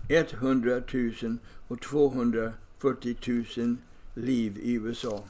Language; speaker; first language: Swedish; non-native, fluent; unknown